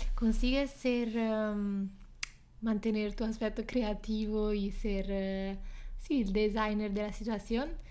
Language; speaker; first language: Spanish; non-native, fluent; Italian